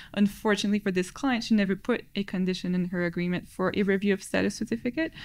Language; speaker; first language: English; native; English